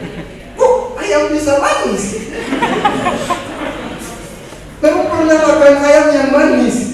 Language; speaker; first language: Indonesian; non-native, fluent; Ganda